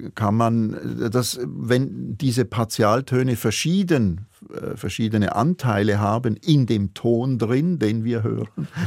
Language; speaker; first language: German; native; German